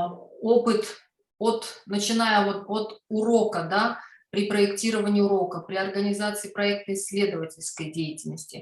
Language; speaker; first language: Russian; native; Russian